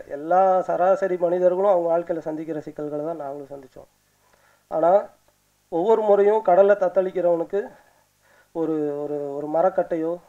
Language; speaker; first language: Tamil; native; Tamil